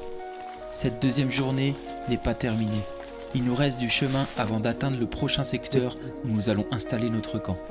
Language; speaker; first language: French; native; French